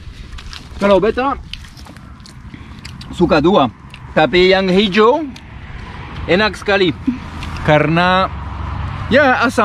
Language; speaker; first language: Indonesian; non-native, learner; French